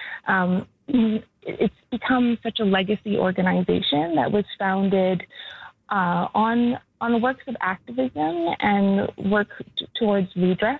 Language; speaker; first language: English; native; English